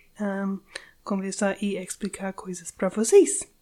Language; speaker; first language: Portuguese; non-native, learner; English